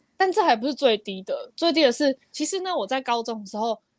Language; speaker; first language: Chinese; native; Chinese